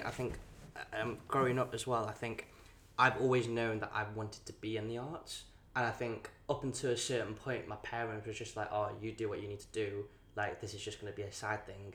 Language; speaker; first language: English; non-native, local second language; Cantonese